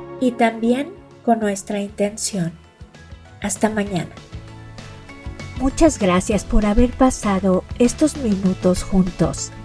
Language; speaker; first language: Spanish; native; Spanish